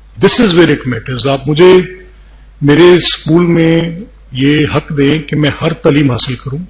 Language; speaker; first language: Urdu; non-native, local second language; Punjabi